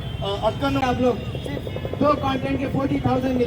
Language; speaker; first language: Hindi; non-native, local second language; Kannada